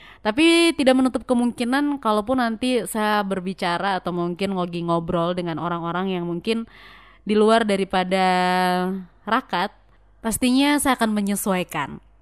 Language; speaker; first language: Indonesian; native; Indonesian